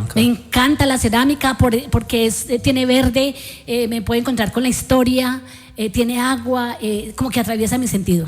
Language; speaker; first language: Spanish; native; Spanish